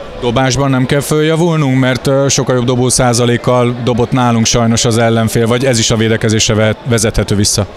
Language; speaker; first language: Hungarian; native; Hungarian